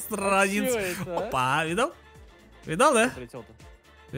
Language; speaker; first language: Russian; native; Russian